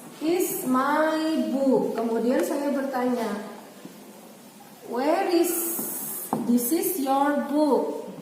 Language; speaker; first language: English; non-native, learner; Indonesian